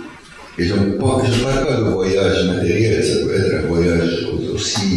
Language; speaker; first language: French; non-native, fluent; Arabic